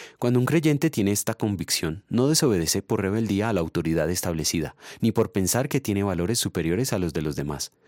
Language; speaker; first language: Spanish; native; Spanish